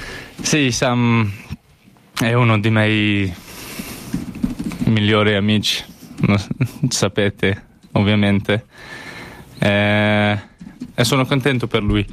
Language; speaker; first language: Italian; non-native, learner; English